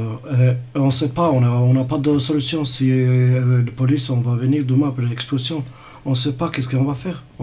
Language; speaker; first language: French; non-native, learner; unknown